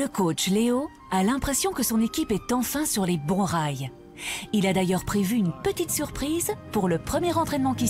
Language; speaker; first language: French; native; French